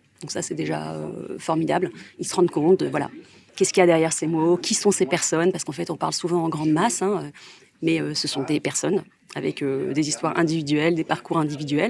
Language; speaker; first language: French; native; French